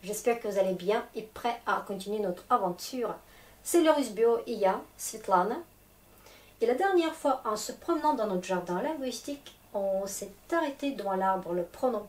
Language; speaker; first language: French; non-native, fluent; Russian